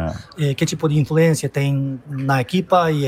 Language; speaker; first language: Portuguese; non-native, learner; Turkish